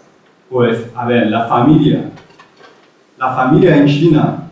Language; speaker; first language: Spanish; non-native, fluent; Chinese